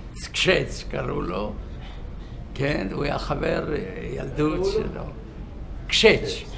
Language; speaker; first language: Hebrew; non-native, fluent; Yiddish